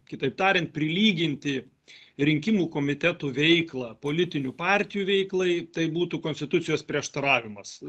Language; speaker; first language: Lithuanian; native; Lithuanian